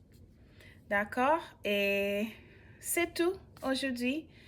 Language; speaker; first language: French; non-native, learner; English